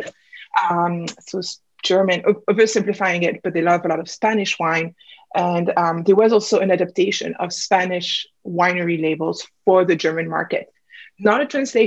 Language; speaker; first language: English; non-native, fluent; French